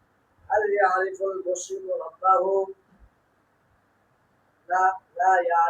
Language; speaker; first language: Arabic; non-native, learner; Bangla